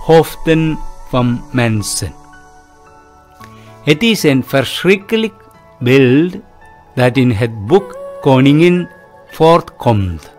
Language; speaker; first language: Dutch; non-native, fluent; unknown